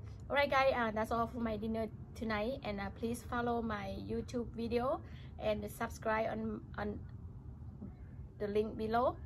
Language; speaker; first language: English; non-native, learner; Lao